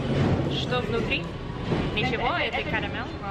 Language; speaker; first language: Russian; non-native, learner; English